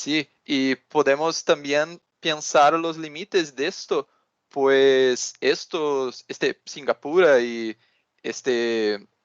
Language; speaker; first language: Spanish; non-native, learner; Portuguese